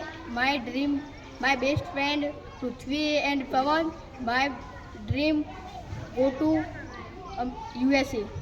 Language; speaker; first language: English; non-native, learner; Gujarati